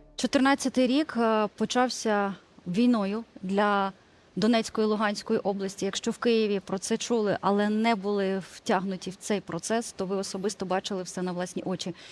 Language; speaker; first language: Ukrainian; native; Ukrainian